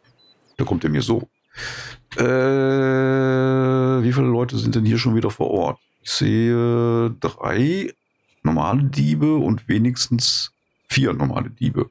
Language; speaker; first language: German; native; German